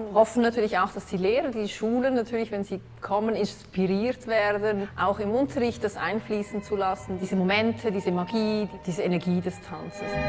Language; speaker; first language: German; native; German